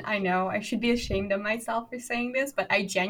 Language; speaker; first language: English; non-native, fluent; Hungarian